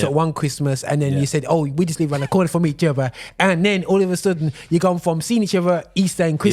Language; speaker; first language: English; native; English